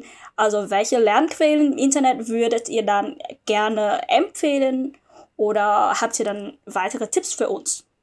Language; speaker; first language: German; non-native, fluent; Vietnamese